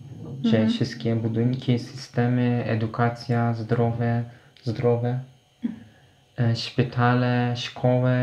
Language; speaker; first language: Polish; non-native, fluent; Turkish